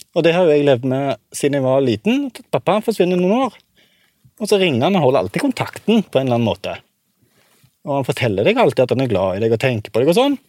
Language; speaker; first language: Norwegian; native; Norwegian